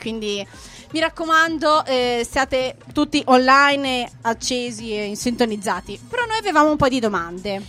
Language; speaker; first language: Italian; native; Italian